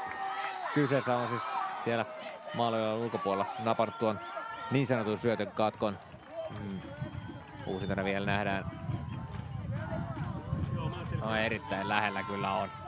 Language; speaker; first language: Finnish; native; Finnish